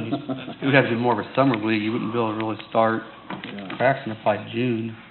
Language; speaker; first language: English; native; English